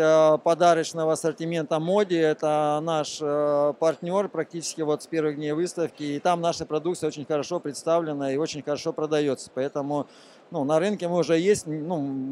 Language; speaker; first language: Russian; native; Russian